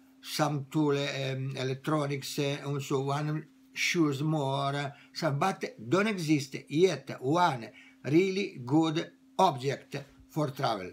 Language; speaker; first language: English; non-native, learner; Italian